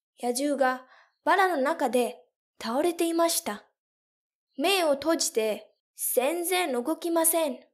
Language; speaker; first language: Japanese; non-native, fluent; English